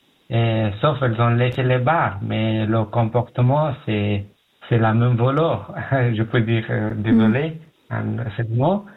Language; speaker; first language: French; non-native, learner; Pashto